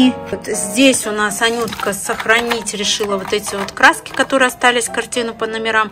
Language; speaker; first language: Russian; native; Russian